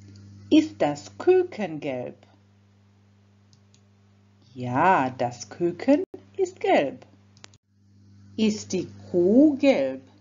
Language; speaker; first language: German; non-native, fluent; Croatian